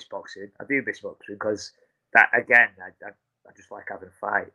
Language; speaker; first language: English; native; English